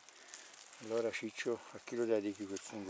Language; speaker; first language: Italian; native; Italian